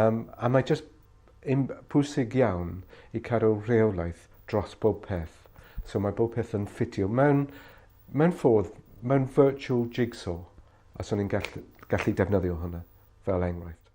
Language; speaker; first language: Welsh; non-native, fluent; English